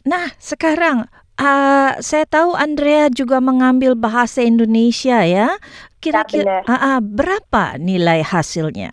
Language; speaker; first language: Indonesian; native; Indonesian